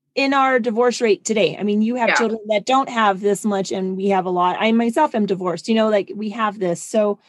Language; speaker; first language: English; non-native, fluent; German